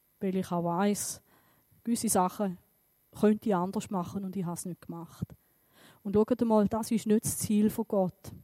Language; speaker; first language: German; native; German